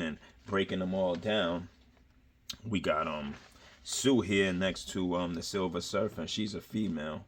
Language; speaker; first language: English; native; English